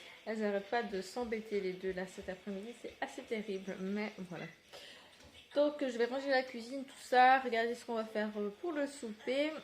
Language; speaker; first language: French; native; French